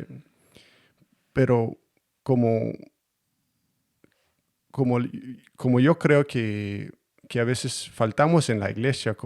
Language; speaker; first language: Spanish; non-native, learner; Danish